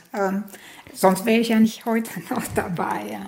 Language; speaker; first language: German; non-native, fluent; Albanian